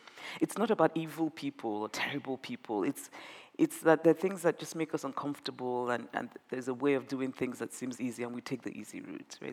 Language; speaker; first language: English; non-native, local second language; Igbo